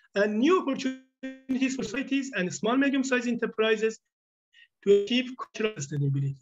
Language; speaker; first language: English; non-native, fluent; Persian